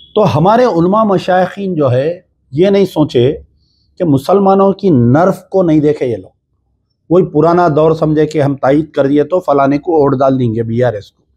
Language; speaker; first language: Urdu; native; Urdu